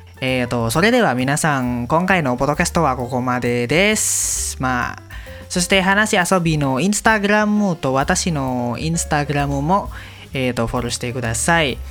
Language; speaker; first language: Japanese; non-native, learner; Indonesian